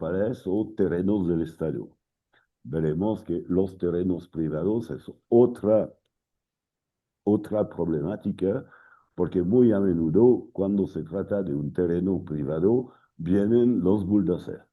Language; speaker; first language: Spanish; non-native, fluent; French